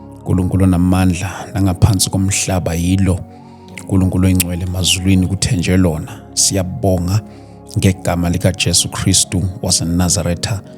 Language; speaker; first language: Zulu; native; Zulu